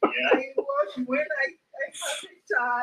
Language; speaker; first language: English; non-native, local second language; French